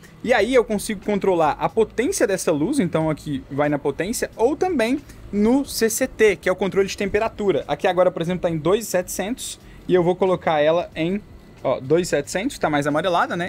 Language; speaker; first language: Portuguese; native; Portuguese